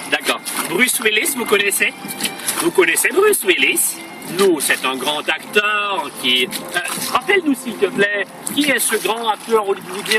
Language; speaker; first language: French; non-native, fluent; Russian